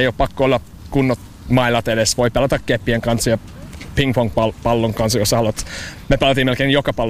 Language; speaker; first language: Finnish; non-native, learner; English